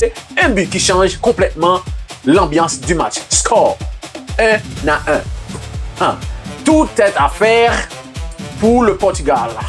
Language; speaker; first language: French; non-native, local second language; Haitian Creole